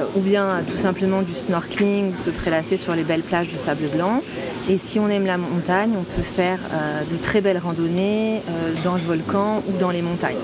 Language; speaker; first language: French; native; French